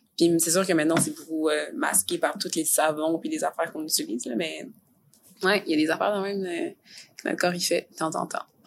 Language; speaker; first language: French; native; French